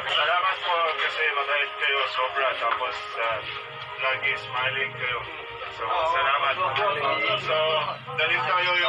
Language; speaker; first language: Filipino; non-native, learner; Arabic